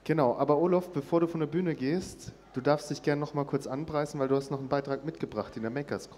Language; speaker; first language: German; native; German